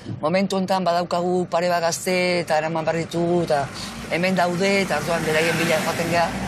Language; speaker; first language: Basque; early bilingual, heritage; Basque